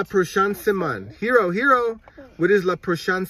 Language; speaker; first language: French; non-native, learner; English